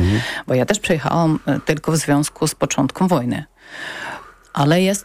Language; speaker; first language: Polish; non-native, learner; Ukrainian